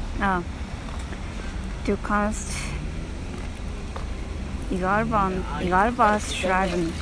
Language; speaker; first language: German; non-native, learner; Japanese